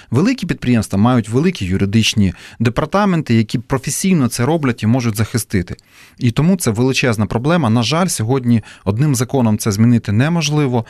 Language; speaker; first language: Ukrainian; native; Ukrainian